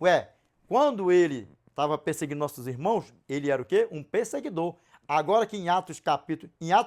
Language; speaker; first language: Portuguese; native; Portuguese